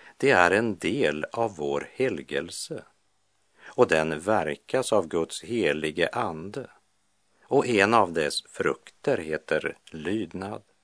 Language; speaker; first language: Swedish; native; Swedish